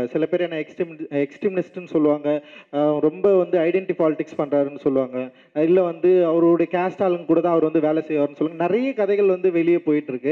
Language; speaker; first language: Tamil; native; Tamil